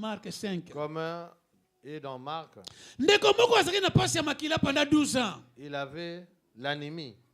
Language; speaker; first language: French; non-native, local second language; Lingala